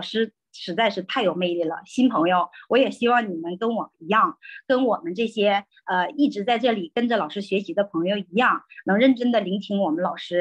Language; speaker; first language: Chinese; native; Chinese